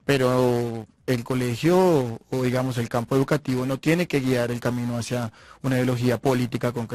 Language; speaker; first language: Spanish; native; Spanish